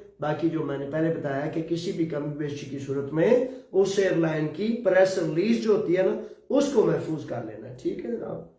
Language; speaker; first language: Urdu; non-native, local second language; Punjabi